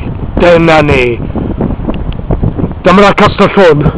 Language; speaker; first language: Welsh; non-native, local second language; English